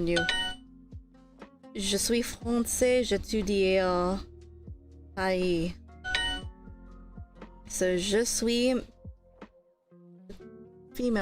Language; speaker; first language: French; non-native, learner; English